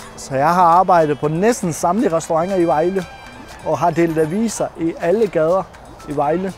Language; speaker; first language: Danish; non-native, fluent; Persian